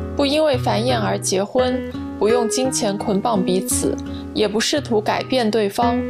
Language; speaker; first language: Chinese; native; Chinese